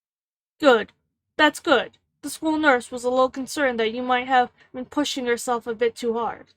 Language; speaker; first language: English; native; English